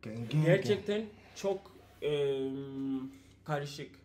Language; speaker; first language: Turkish; non-native, learner; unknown